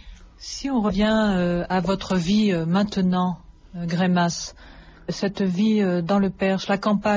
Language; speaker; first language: French; native; French